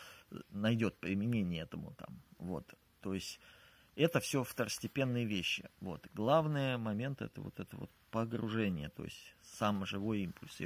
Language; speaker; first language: Russian; native; Russian